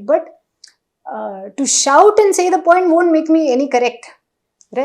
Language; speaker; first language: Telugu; non-native, local second language; Hindi